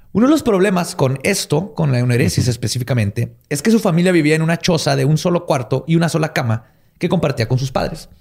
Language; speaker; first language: Spanish; native; Spanish